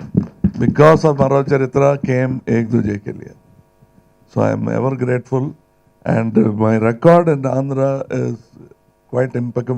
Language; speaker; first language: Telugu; non-native, local second language; Tamil